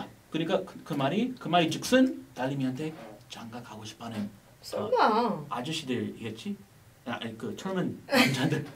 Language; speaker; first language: Korean; non-native, fluent; English